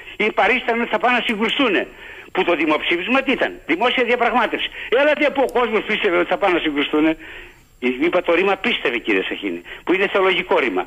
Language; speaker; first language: Greek; native; Greek